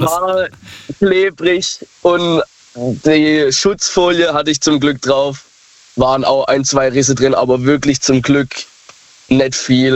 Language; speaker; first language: German; native; German